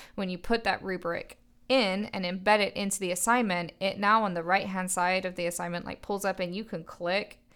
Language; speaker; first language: English; native; English